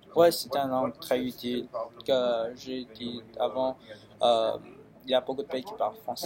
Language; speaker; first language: French; early bilingual, other home language; Chinese